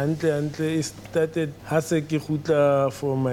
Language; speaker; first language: English; non-native, local second language; Southern Sotho